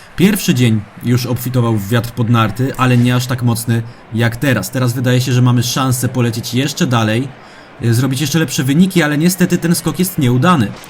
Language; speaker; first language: Polish; native; Polish